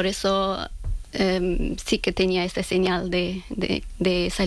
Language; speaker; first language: Spanish; non-native, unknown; Persian